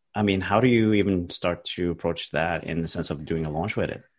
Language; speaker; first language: English; non-native, fluent; Norwegian